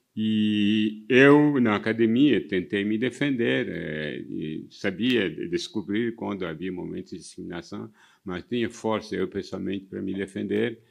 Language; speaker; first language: Portuguese; non-native, fluent; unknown